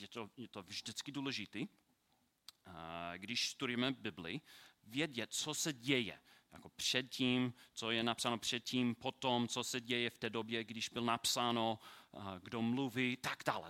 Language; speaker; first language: Czech; non-native, learner; English